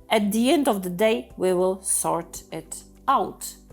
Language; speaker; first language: English; non-native, fluent; Polish